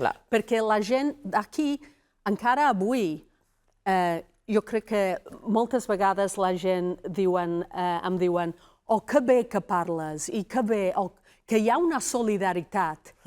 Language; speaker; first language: Catalan; non-native, fluent; Welsh